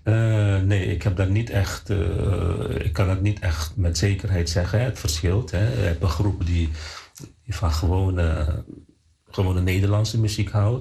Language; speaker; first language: Dutch; non-native, fluent; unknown